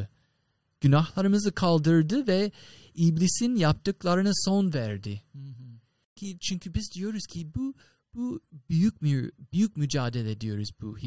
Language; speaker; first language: Turkish; non-native, fluent; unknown